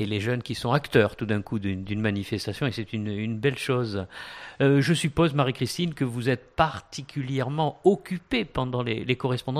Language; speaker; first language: French; native; French